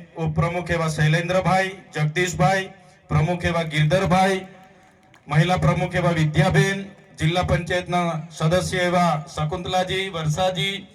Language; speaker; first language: Gujarati; non-native, local second language; Vasavi